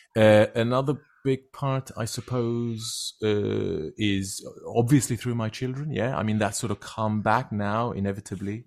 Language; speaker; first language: English; non-native, fluent; Turkish